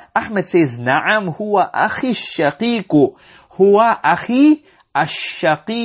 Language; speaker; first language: Arabic; non-native, fluent; English